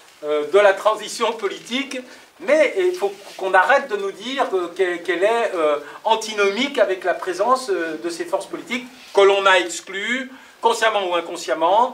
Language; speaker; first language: French; native; French